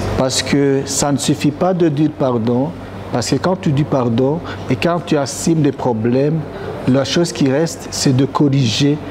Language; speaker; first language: French; non-native, local second language; Rundi